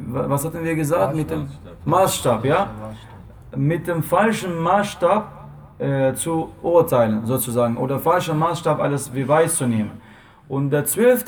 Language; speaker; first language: German; non-native, fluent; Arabic